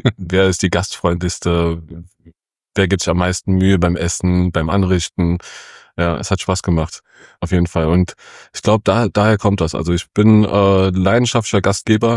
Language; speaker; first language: German; early bilingual, other home language; Kurdish